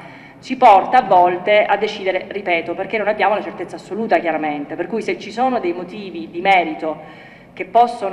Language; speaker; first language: Italian; native; Italian